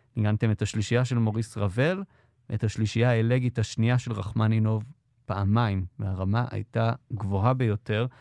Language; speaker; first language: Hebrew; native; Hebrew